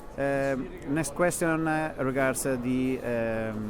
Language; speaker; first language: English; non-native, fluent; Italian